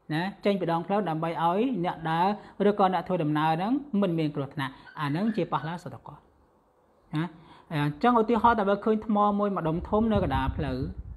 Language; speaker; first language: Khmer; non-native, local second language; Western Cham